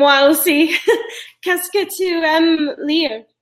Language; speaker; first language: French; non-native, learner; English